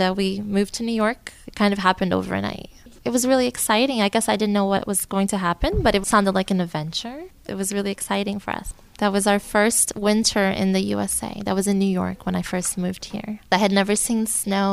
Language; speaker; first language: English; early bilingual, other home language; Portuguese